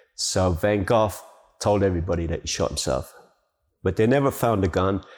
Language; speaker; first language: English; native; English